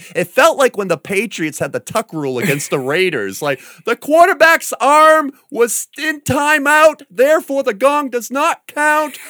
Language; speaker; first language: English; native; English